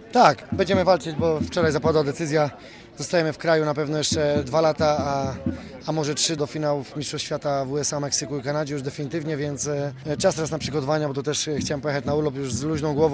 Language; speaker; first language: Polish; native; Polish